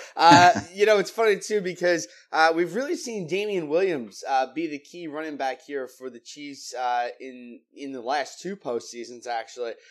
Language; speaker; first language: English; native; English